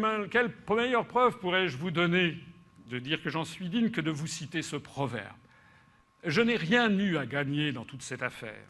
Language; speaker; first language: French; native; French